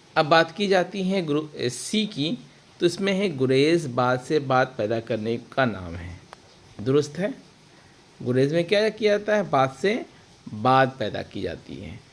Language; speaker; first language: Urdu; native; Urdu